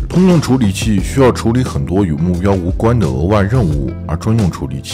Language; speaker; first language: Chinese; native; Chinese